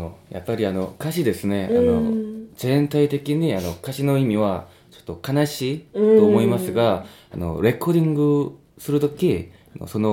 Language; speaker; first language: Japanese; non-native, fluent; Korean